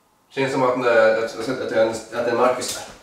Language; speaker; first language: Swedish; native; Swedish